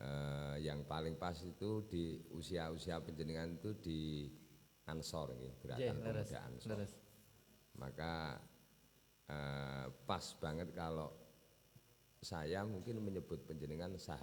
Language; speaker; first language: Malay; non-native, local second language; Javanese